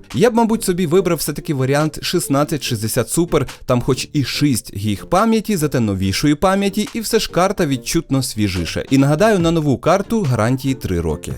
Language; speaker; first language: Ukrainian; non-native, local second language; Russian